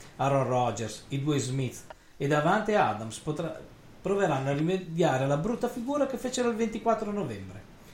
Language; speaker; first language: Italian; native; Italian